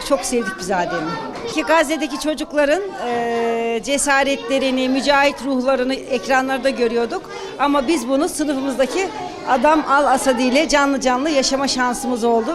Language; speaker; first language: Turkish; native; Turkish